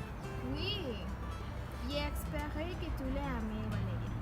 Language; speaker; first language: French; non-native, learner; Spanish